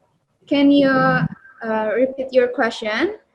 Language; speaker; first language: English; non-native, learner; Indonesian